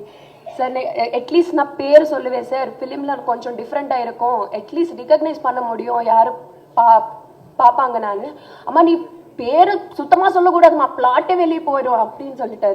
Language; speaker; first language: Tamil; non-native, fluent; Telugu